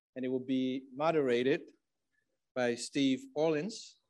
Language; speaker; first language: English; non-native, fluent; Chinese